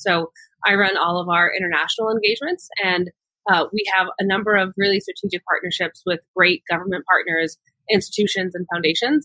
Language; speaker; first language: English; native; English